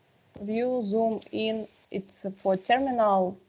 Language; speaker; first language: English; non-native, fluent; Russian